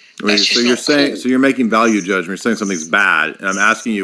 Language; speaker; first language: English; native; English